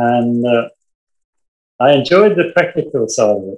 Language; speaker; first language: English; native; English